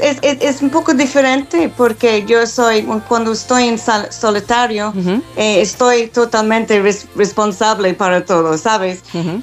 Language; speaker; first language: Spanish; non-native, fluent; English